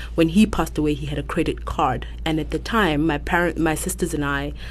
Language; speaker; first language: English; non-native, local second language; Southern Sotho